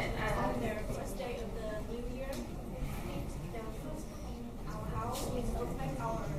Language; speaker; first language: English; non-native, fluent; Vietnamese